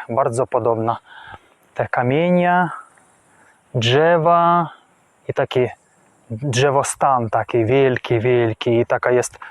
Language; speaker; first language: Polish; non-native, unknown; Ukrainian